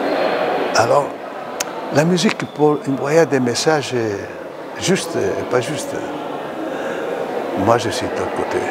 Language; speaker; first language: French; non-native, fluent; Italian